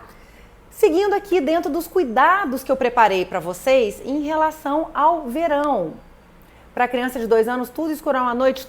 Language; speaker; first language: Portuguese; native; Portuguese